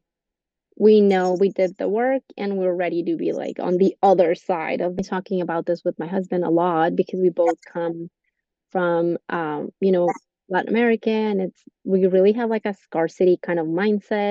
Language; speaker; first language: English; non-native, fluent; Spanish